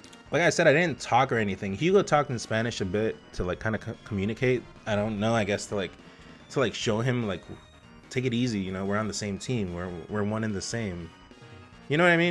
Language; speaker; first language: English; native; English